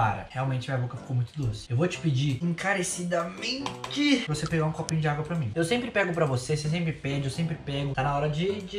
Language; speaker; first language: Portuguese; native; Portuguese